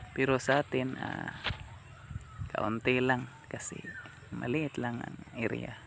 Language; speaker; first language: Filipino; non-native, local second language; Cebuano